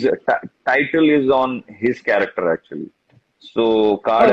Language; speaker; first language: English; non-native, local second language; Tamil